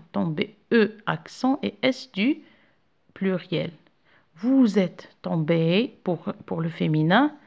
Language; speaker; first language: French; non-native, local second language; Arabic